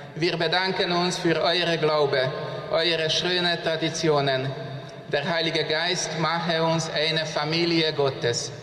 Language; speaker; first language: German; non-native, learner; Hungarian